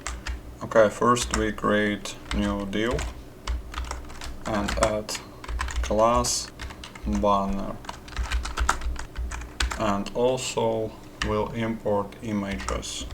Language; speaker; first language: English; non-native, fluent; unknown